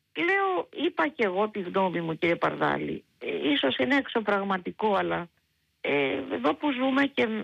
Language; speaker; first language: Greek; native; Greek